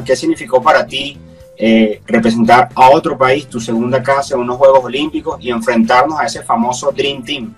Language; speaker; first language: Spanish; native; Spanish